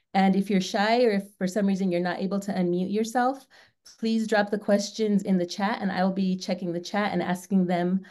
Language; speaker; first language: English; native; English